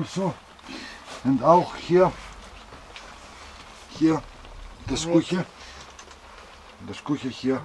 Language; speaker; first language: German; non-native, learner; Greek